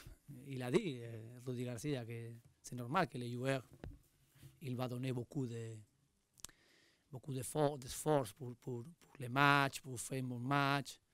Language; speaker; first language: French; non-native, learner; Spanish